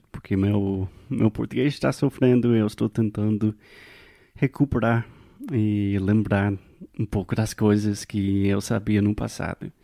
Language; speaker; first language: Portuguese; non-native, fluent; English